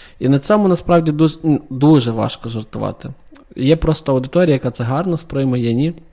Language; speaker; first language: Ukrainian; native; Ukrainian